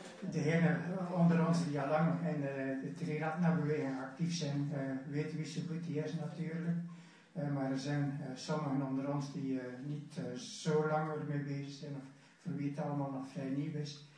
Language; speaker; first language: Dutch; native; Dutch